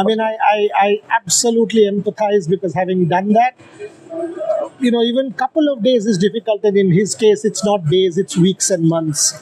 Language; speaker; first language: English; non-native, local second language; Bangla